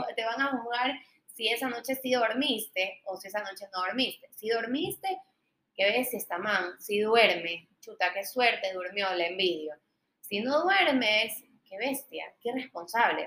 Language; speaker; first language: Spanish; native; Spanish